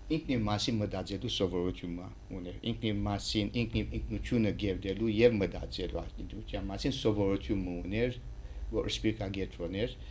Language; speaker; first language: Armenian; early bilingual, heritage; Armenian